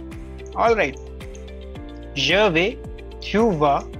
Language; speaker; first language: French; non-native, fluent; Hindi